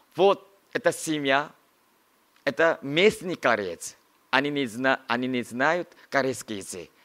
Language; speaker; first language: Russian; non-native, learner; Korean